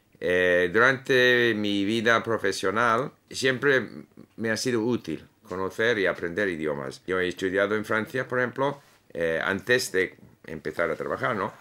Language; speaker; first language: Spanish; non-native, fluent; English